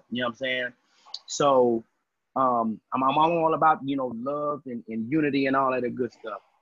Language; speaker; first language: English; native; English